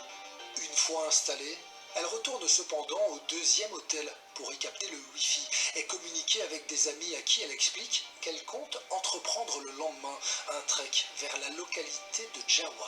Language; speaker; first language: French; native; French